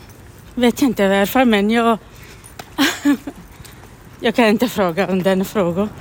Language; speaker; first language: Swedish; non-native, learner; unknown